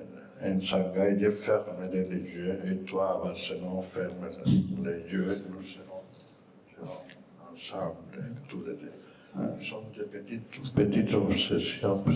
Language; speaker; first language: French; non-native, fluent; Spanish